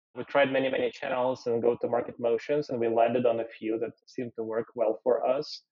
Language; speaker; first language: English; early bilingual, other home language; Ukrainian